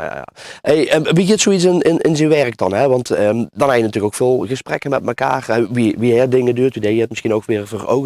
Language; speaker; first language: Dutch; native; Dutch